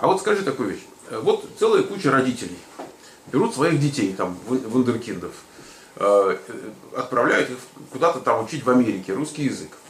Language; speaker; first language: Russian; native; Russian